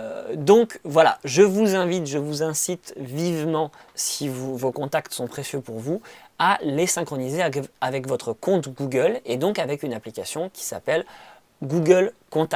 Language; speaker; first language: French; native; French